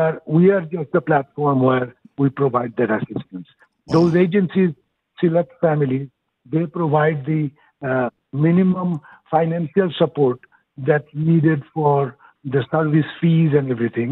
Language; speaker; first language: English; non-native, local second language; Bangla